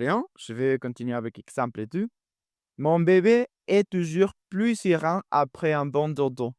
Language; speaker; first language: French; non-native, fluent; Spanish